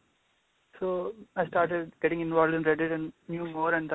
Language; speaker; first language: English; non-native, local second language; Telugu